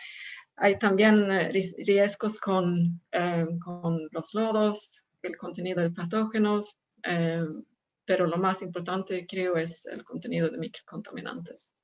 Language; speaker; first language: Spanish; non-native, fluent; Swedish